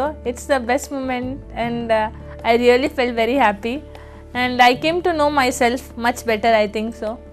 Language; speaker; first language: Kannada; non-native, local second language; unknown